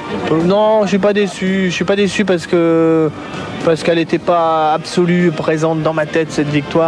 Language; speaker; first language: French; native; French